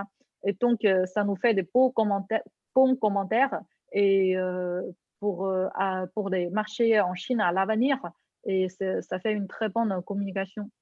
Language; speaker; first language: French; non-native, fluent; Chinese